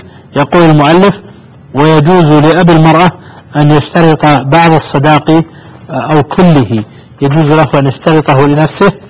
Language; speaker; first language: Arabic; native; Arabic